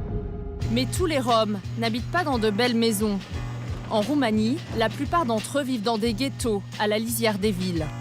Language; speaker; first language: French; native; French